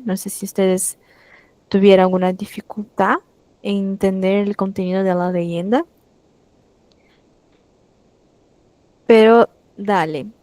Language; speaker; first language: Spanish; non-native, fluent; Portuguese